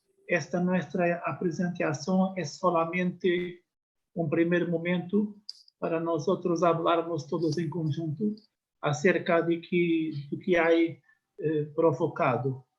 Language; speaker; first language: Spanish; non-native, learner; Portuguese